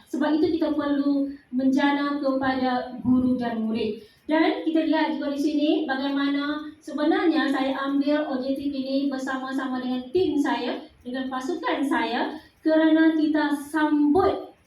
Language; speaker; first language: Malay; native; Malay